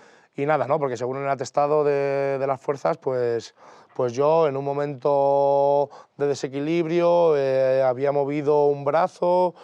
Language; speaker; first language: Spanish; native; Spanish